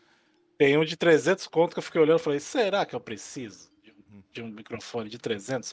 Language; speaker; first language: Portuguese; native; Portuguese